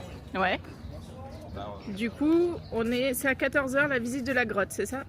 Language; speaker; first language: French; native; French